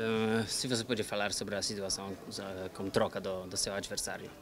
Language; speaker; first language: Portuguese; non-native, fluent; Polish